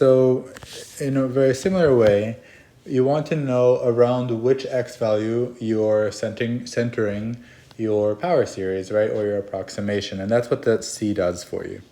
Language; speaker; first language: English; native; English